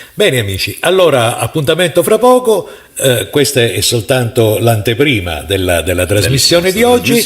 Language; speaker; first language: Italian; native; Italian